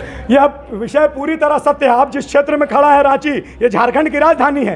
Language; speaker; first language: Hindi; native; Hindi